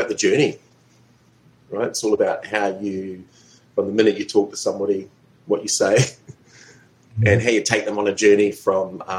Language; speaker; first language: English; native; English